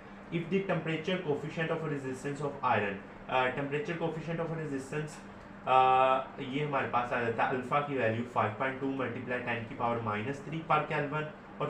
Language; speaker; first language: Hindi; non-native, local second language; Punjabi